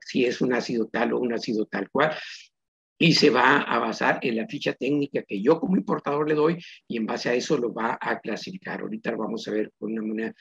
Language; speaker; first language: Spanish; native; Spanish